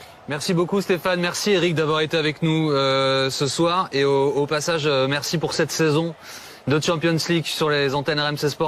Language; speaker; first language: French; native; French